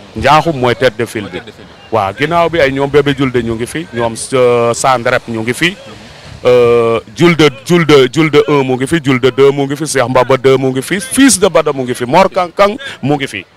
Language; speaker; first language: Wolof; native; Wolof